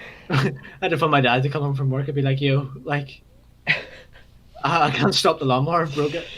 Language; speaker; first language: English; native; English